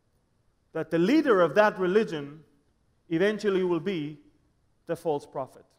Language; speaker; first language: English; non-native, fluent; Hebrew